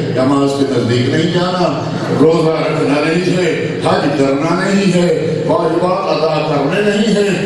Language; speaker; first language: Urdu; non-native, local second language; Punjabi